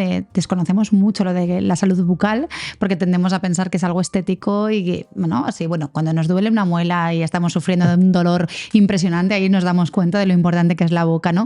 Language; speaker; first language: Spanish; native; Spanish